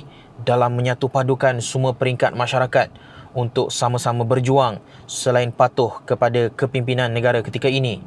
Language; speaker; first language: Malay; native; Malay